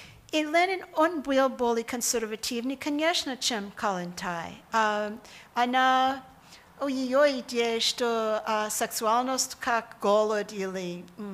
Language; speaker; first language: Russian; non-native, learner; English